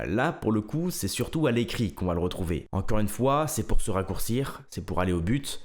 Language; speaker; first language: French; native; French